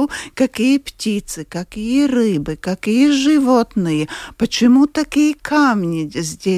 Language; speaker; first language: Russian; non-native, local second language; Latvian